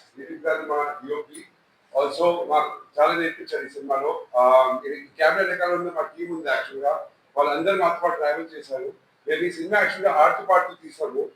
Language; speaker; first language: Telugu; early bilingual, heritage; Telugu